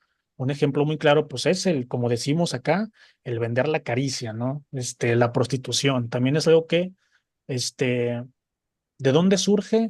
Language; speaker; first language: Spanish; native; Spanish